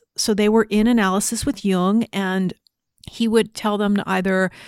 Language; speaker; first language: English; native; English